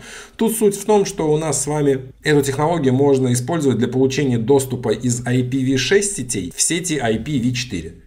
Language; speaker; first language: Russian; native; Russian